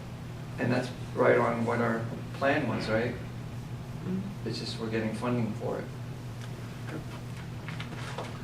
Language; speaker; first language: English; native; English